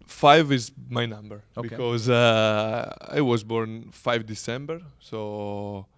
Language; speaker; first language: English; non-native, learner; Italian